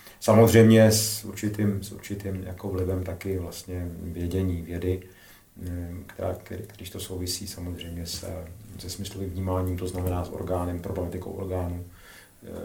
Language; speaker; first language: Czech; native; Czech